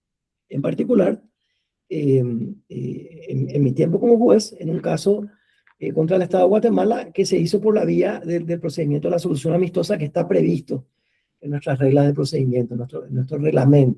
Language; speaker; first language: Spanish; native; Spanish